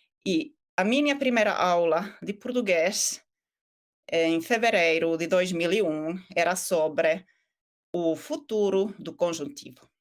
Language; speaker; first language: Portuguese; non-native, fluent; Finnish